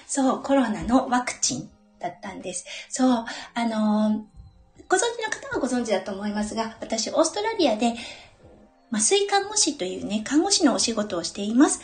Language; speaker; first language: Japanese; native; Japanese